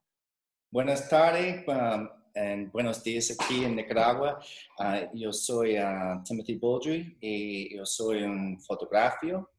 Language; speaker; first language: Spanish; non-native, learner; English